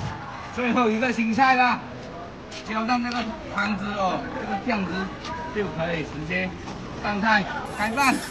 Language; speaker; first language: Chinese; non-native, local second language; Cantonese